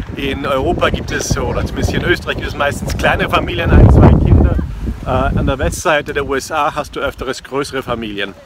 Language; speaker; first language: German; non-native, fluent; English